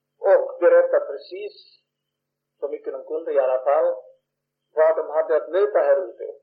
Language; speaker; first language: Swedish; early bilingual, heritage; Swedish